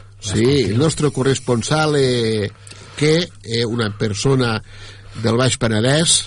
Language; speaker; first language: Italian; non-native, learner; Catalan